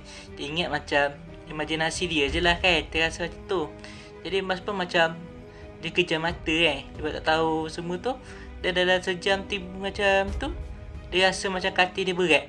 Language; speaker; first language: Malay; native; Malay